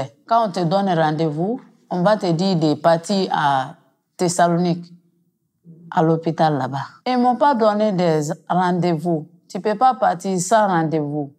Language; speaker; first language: French; non-native, local second language; Mandingo